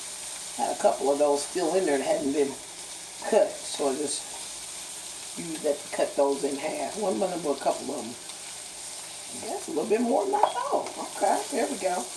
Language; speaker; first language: English; native; English